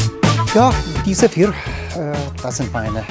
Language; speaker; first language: German; non-native, learner; Lithuanian